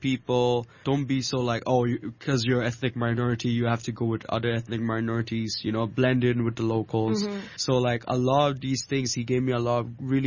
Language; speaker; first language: English; non-native, local second language; Bangla